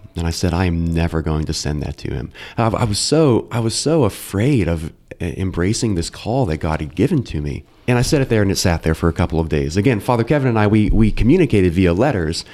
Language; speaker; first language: English; native; English